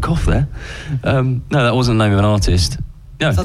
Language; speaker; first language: English; native; English